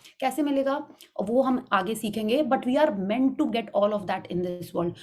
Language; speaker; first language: Hindi; native; Hindi